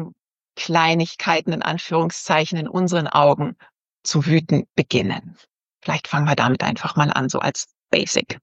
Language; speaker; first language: German; native; German